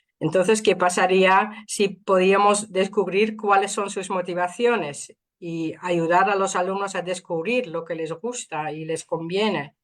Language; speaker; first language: Spanish; non-native, fluent; Dutch